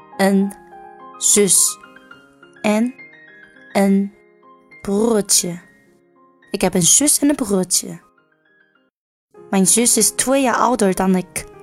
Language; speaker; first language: Dutch; non-native, learner; Chinese